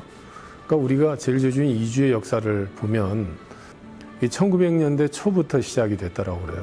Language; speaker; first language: Korean; native; Korean